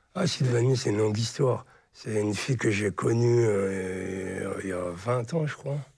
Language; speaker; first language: French; native; French